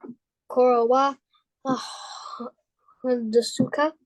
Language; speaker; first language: Japanese; non-native, learner; English